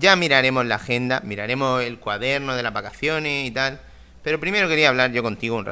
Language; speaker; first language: Spanish; native; Spanish